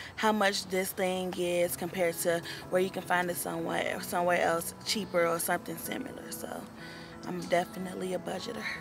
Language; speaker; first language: English; native; English